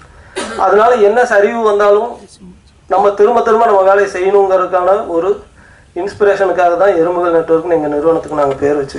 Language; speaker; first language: Tamil; native; Tamil